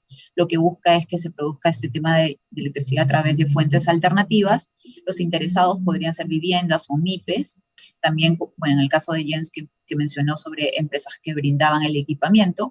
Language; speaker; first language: Spanish; native; Spanish